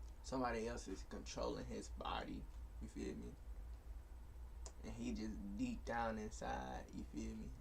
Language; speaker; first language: English; native; English